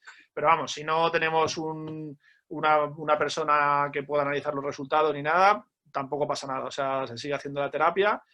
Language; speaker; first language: Spanish; native; Spanish